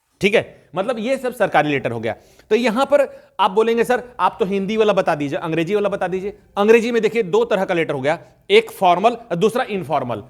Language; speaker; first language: Hindi; native; Hindi